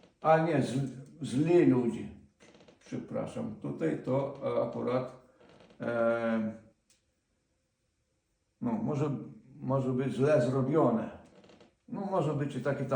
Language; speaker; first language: Polish; non-native, learner; Ukrainian